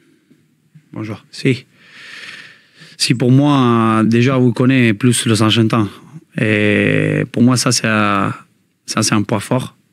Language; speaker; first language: French; non-native, learner; Spanish